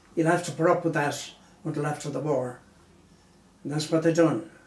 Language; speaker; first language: English; native; English